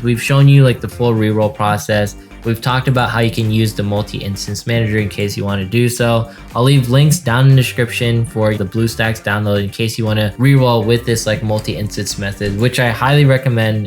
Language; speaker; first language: English; native; English